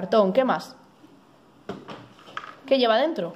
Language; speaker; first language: Spanish; native; Spanish